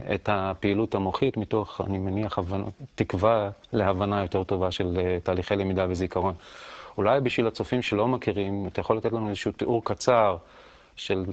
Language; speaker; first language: Hebrew; native; Hebrew